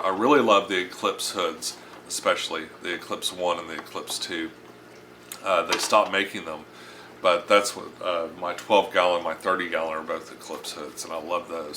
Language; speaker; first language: English; native; English